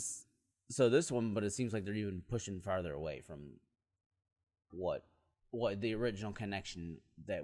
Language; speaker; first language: English; native; English